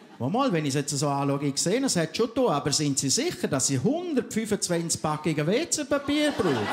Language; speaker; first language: German; native; German